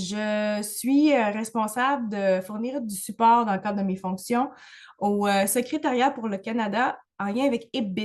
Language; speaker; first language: French; native; French